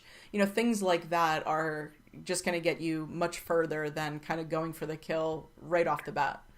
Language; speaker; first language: English; native; English